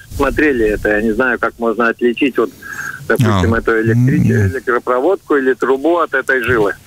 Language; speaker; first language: Russian; native; Russian